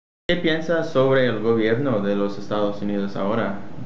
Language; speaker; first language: Spanish; non-native, learner; English